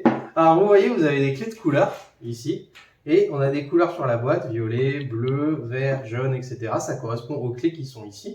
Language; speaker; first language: French; native; French